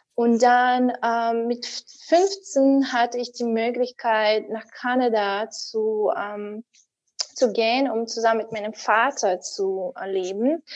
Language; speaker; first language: German; non-native, fluent; Russian